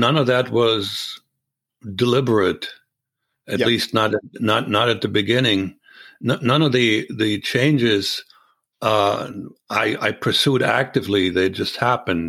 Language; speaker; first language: English; non-native, fluent; German